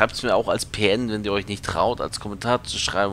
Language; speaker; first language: German; native; German